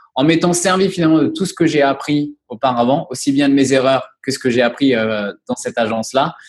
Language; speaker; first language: French; native; French